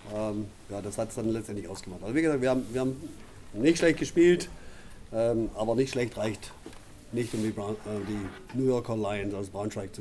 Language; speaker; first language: German; native; German